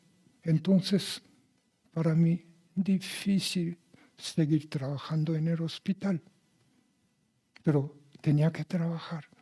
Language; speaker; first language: Spanish; non-native, fluent; Japanese